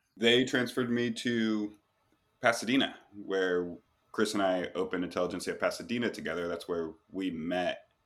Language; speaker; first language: English; native; English